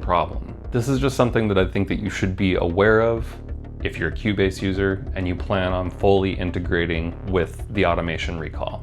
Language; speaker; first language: English; native; English